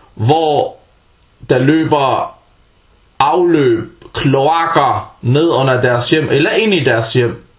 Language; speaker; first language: Danish; early bilingual, other home language; Arabic